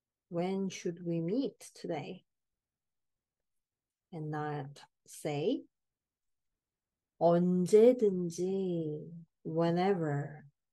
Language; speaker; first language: English; non-native, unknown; Korean